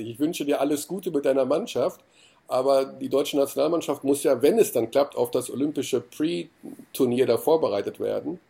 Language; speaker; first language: German; native; German